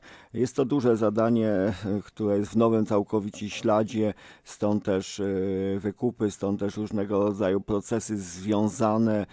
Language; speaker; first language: Polish; native; Polish